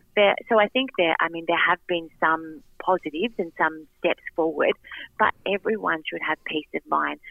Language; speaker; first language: English; native; English